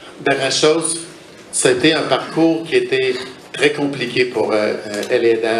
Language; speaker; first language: French; native; French